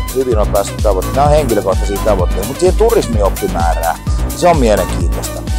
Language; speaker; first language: Finnish; native; Finnish